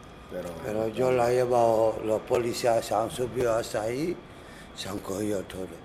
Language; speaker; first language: Spanish; non-native, learner; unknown